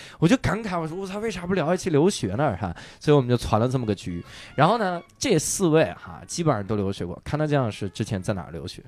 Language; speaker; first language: Chinese; native; Chinese